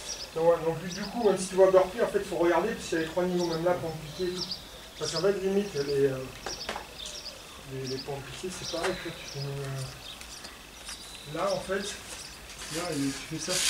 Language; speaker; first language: French; native; French